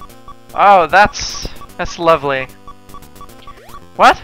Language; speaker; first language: English; native; English